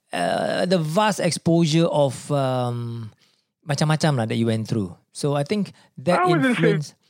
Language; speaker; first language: English; non-native, local second language; Malay